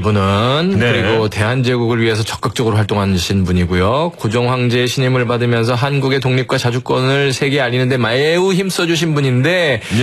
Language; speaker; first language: Korean; native; Korean